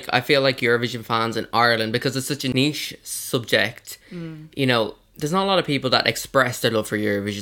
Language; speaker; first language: English; native; English